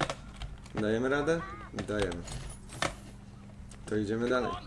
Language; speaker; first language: Polish; native; Polish